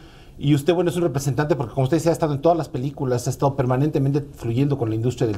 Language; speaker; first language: Spanish; native; Spanish